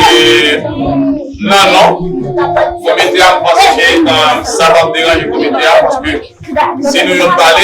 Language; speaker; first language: French; non-native, learner; Haitian Creole